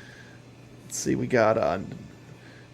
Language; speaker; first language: English; native; English